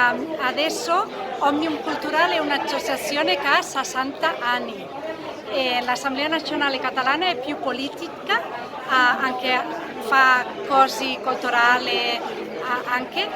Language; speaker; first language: Italian; non-native, fluent; Catalan